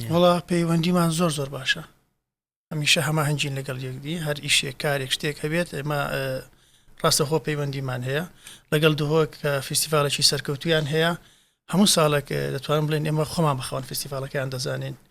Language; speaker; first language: Central Kurdish; native; Central Kurdish